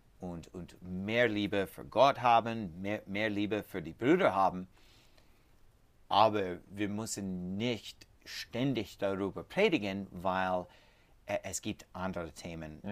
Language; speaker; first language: German; non-native, learner; English